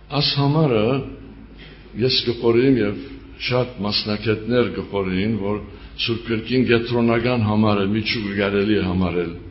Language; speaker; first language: Armenian; early bilingual, heritage; Armenian